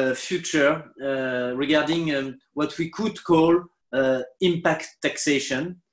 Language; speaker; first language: English; non-native, fluent; French